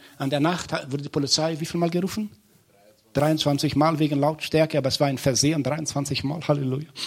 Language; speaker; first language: German; non-native, fluent; Portuguese